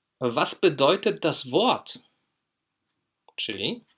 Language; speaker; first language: German; non-native, fluent; Polish